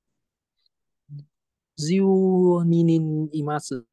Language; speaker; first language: Japanese; non-native, learner; Vietnamese